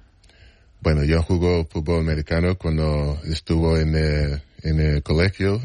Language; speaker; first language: Spanish; non-native, fluent; English